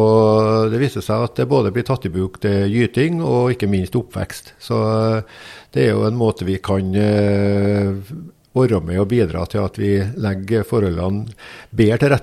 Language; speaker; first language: Norwegian; native; Norwegian